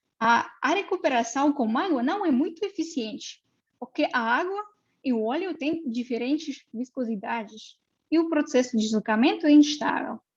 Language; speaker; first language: Portuguese; non-native, fluent; Russian